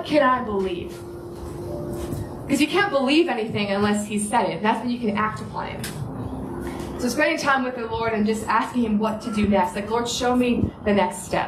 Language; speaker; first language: English; native; English